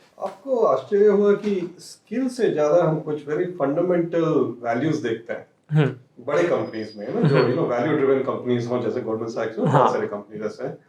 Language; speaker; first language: Hindi; non-native, local second language; Telugu